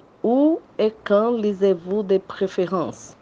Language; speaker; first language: French; non-native, learner; Portuguese